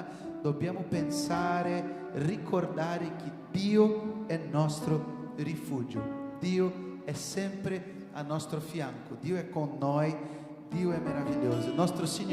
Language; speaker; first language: Italian; non-native, fluent; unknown